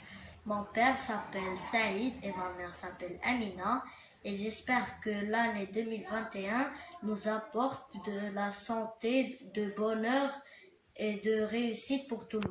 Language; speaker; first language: French; non-native, local second language; Arabic